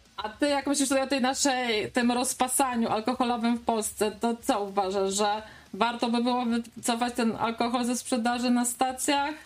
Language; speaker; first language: Polish; native; Polish